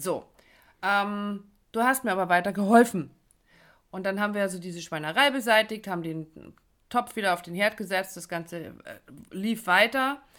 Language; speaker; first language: German; native; German